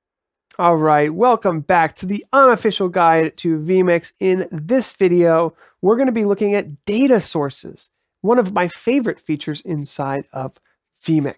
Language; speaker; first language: English; native; English